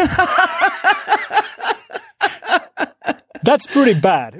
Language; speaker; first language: English; non-native, fluent; Finnish